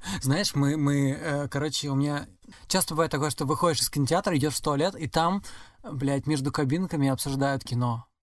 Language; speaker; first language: Russian; native; Russian